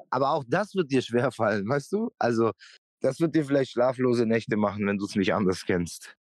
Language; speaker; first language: German; native; German